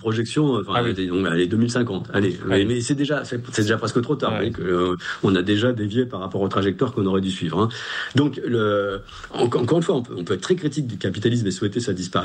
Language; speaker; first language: French; native; French